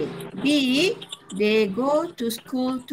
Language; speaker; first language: English; non-native, learner; Malay